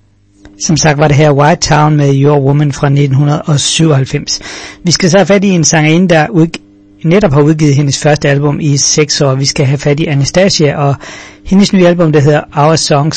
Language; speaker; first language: Danish; native; Danish